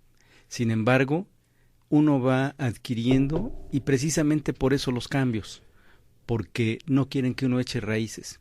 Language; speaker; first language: Spanish; native; Spanish